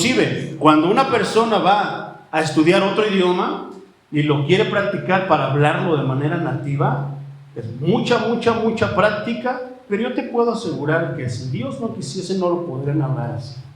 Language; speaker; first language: Spanish; native; Spanish